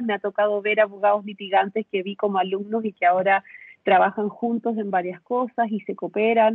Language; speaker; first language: Spanish; native; Spanish